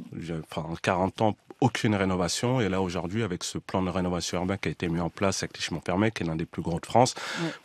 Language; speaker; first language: French; native; French